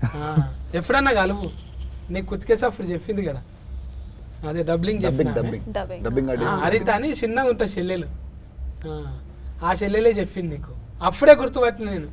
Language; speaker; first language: Telugu; native; Telugu